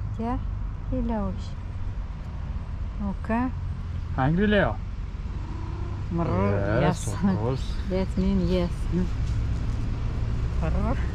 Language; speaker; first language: English; non-native, learner; Turkish